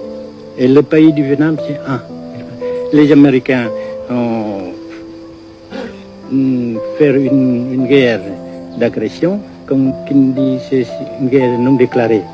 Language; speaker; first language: French; non-native, local second language; Vietnamese